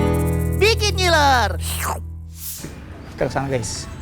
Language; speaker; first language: Indonesian; native; Indonesian